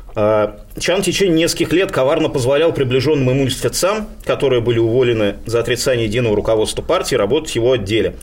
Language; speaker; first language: Russian; native; Russian